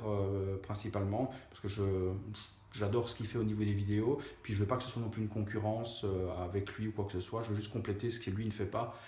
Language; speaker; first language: French; native; French